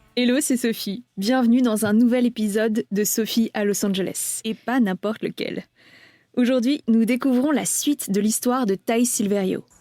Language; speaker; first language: French; native; French